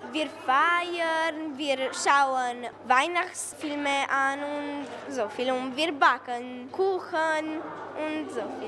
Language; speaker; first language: German; non-native, local second language; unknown